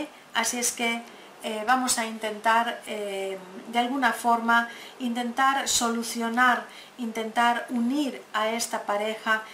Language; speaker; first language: Spanish; native; Spanish